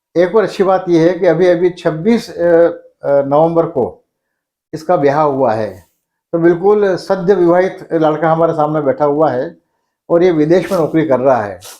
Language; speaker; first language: Hindi; native; Hindi